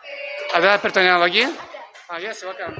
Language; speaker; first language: Indonesian; non-native, learner; Russian